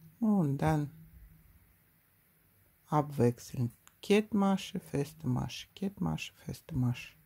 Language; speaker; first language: German; non-native, learner; Russian